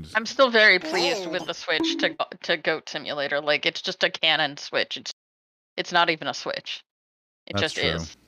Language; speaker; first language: English; native; English